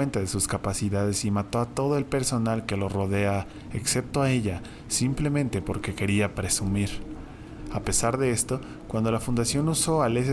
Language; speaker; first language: Spanish; native; Spanish